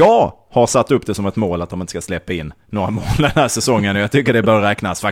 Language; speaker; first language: Swedish; native; Swedish